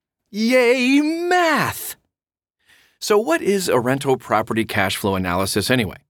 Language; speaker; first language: English; native; English